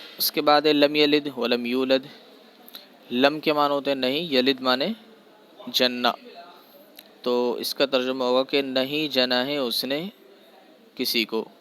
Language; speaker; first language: Urdu; native; Urdu